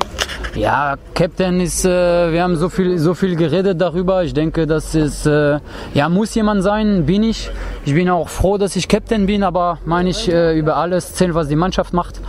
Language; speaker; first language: German; non-native, fluent; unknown